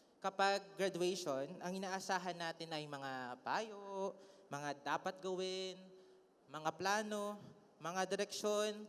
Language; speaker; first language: Filipino; non-native, local second language; Hiligaynon